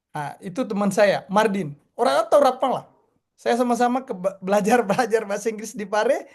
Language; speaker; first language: Indonesian; non-native, local second language; Buginese